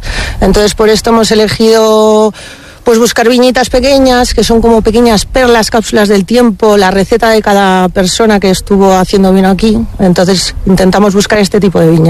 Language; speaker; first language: Spanish; native; Spanish